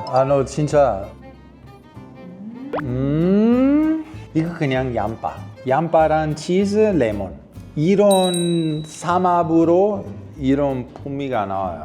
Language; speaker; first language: Korean; non-native, fluent; Italian